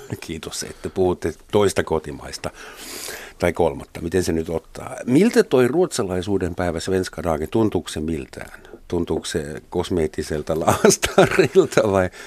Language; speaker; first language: Finnish; non-native, fluent; German